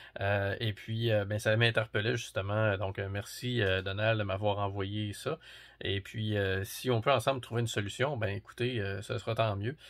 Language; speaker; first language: French; native; French